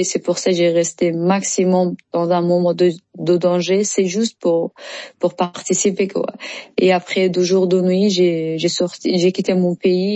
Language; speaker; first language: French; non-native, learner; Persian